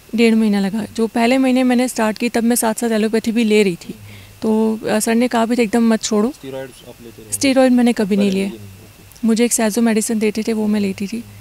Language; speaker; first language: Hindi; native; Hindi